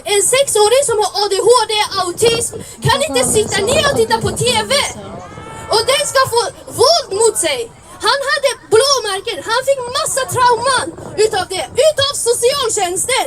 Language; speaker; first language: Swedish; early bilingual, other home language; Somali